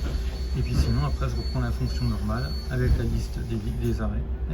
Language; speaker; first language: French; native; French